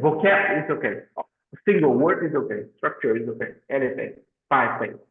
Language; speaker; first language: English; non-native, fluent; Vietnamese